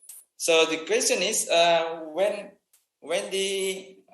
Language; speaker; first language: English; non-native, fluent; Indonesian